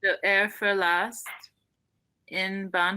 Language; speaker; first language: German; non-native, learner; English